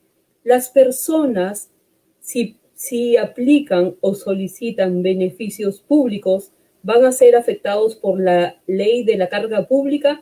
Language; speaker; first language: Spanish; native; Spanish